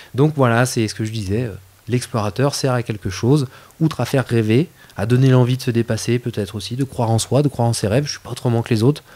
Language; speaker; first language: French; native; French